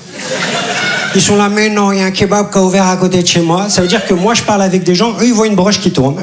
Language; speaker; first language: French; early bilingual, other home language; Turkish